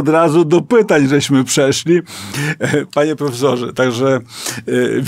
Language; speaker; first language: Polish; native; Polish